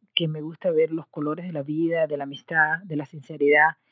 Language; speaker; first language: Spanish; native; Spanish